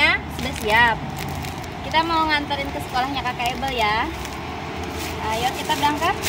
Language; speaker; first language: Indonesian; native; Indonesian